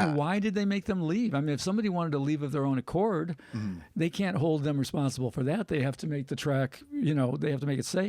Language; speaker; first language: English; native; English